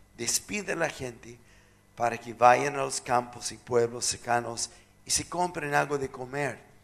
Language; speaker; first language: Spanish; non-native, fluent; English